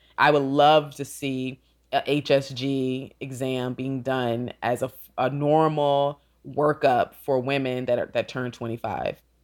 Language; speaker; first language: English; native; English